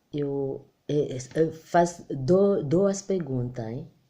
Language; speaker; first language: Portuguese; non-native, learner; Haitian Creole